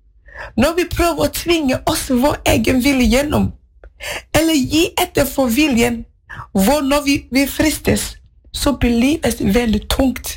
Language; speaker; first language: Norwegian; non-native, fluent; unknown